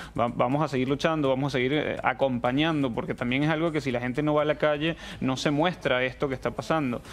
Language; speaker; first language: Spanish; native; Spanish